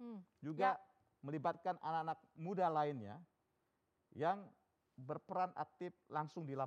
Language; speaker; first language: Indonesian; native; Indonesian